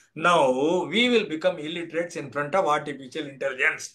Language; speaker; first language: English; non-native, local second language; Tamil